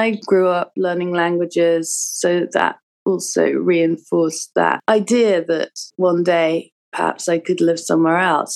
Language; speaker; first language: English; native; English